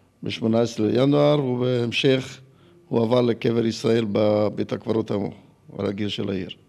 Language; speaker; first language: Hebrew; early bilingual, other home language; Hungarian